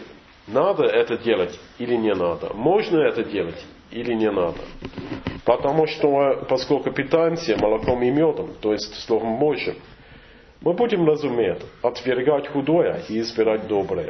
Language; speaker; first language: Russian; non-native, fluent; English